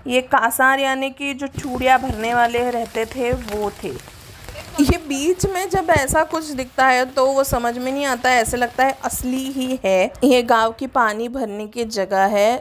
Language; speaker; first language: Hindi; non-native, local second language; Marathi